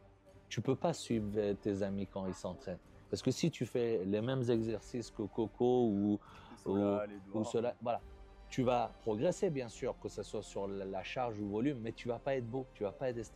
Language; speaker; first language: French; native; French